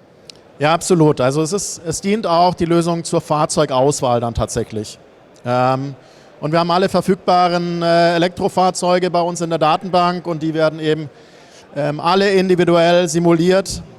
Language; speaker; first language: German; native; German